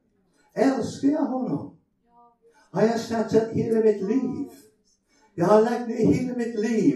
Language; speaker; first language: Swedish; non-native, fluent; English